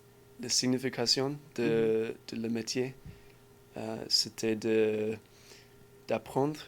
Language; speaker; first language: French; non-native, learner; English